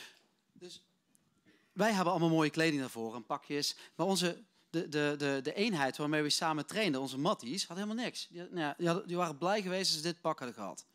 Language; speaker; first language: Dutch; native; Dutch